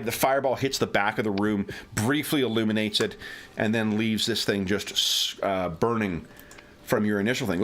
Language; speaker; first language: English; native; English